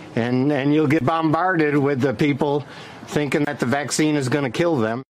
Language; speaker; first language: English; early bilingual, other home language; Armenian